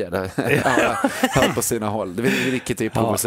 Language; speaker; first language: Swedish; native; Swedish